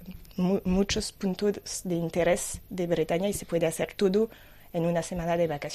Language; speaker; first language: Spanish; non-native, fluent; French